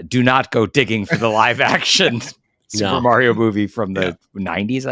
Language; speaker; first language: English; native; English